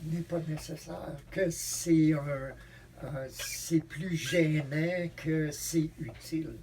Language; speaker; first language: French; native; French